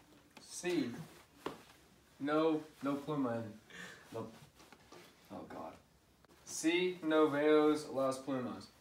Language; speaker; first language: Spanish; non-native, learner; English